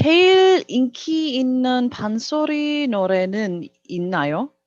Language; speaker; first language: Korean; non-native, learner; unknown